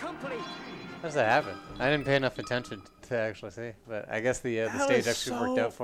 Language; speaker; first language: English; native; English